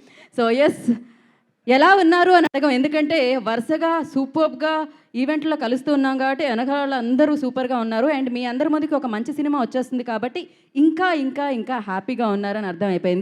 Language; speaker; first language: Telugu; native; Telugu